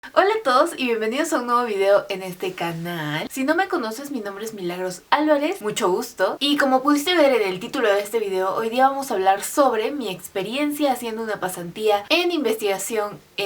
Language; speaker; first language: Spanish; native; Spanish